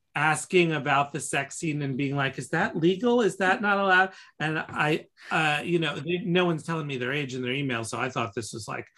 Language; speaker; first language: English; native; English